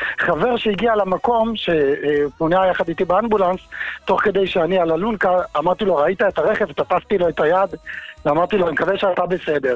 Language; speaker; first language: Hebrew; native; Hebrew